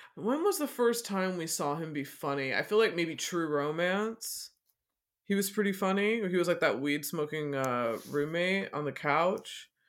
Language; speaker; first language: English; native; English